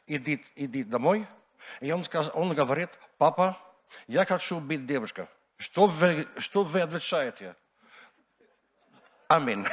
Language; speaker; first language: Russian; non-native, learner; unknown